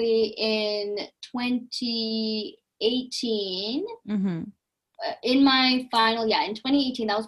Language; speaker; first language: English; native; English